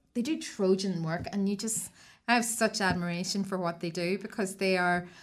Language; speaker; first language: English; native; English